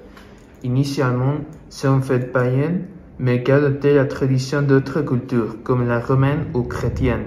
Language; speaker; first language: French; non-native, learner; Spanish